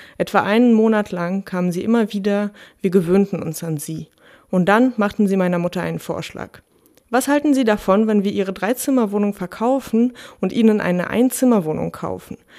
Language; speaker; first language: German; early bilingual, other home language; Russian